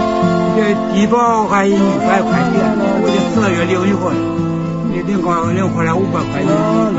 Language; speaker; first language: Chinese; native; Chinese